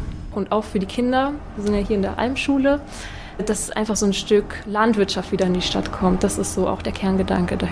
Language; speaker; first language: German; native; German